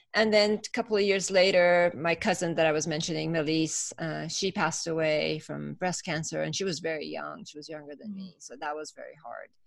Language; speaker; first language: English; early bilingual, other home language; Persian